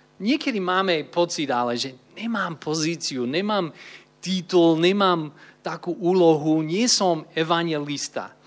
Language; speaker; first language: Slovak; non-native, fluent; English